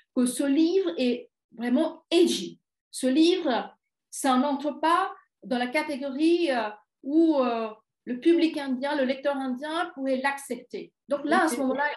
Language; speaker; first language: French; non-native, fluent; Bangla